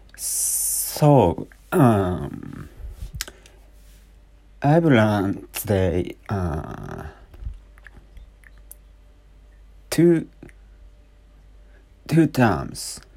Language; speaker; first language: English; non-native, learner; Japanese